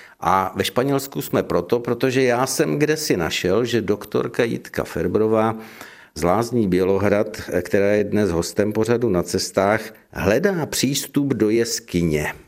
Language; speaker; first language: Czech; native; Czech